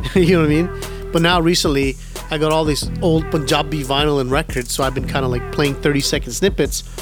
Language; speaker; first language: English; early bilingual, other home language; Punjabi